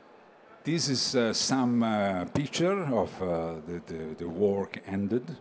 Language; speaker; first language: English; non-native, learner; Italian